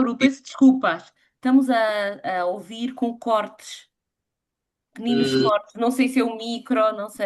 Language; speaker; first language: Portuguese; native; Portuguese